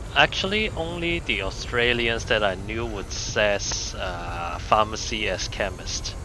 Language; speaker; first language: English; non-native, local second language; Cantonese